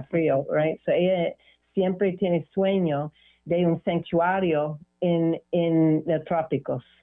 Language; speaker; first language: Spanish; non-native, learner; English